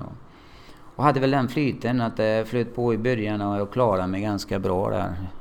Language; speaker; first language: Swedish; non-native, fluent; Bosnian